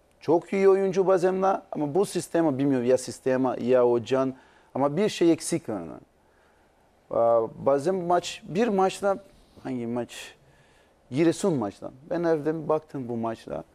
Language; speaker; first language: Turkish; non-native, learner; Portuguese